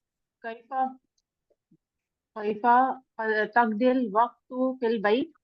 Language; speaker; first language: Arabic; non-native, learner; Urdu